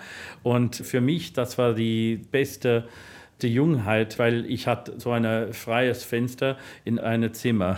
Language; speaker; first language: German; non-native, fluent; English